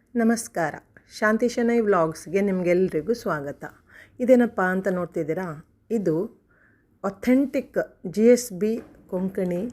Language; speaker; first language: Kannada; non-native, local second language; Konkani